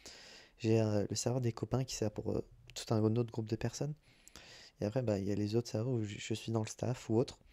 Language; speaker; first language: French; native; French